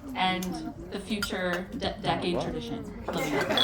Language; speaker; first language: English; native; English